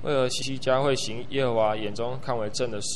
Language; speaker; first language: Chinese; native; Chinese